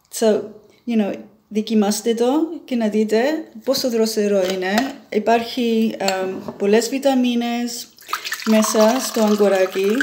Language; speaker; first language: Greek; early bilingual, heritage; Greek